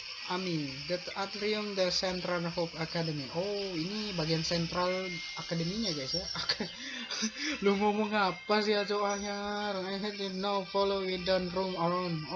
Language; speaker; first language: English; non-native, learner; Indonesian